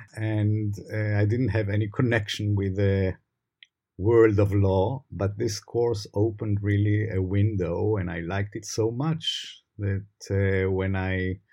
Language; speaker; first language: English; non-native, fluent; Hebrew